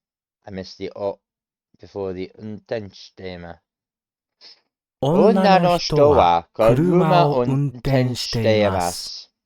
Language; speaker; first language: Japanese; non-native, learner; English